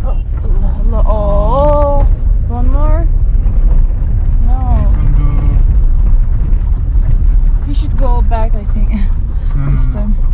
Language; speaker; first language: English; non-native, learner; Turkish